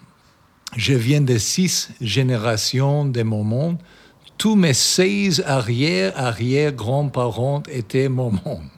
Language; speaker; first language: French; non-native, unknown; English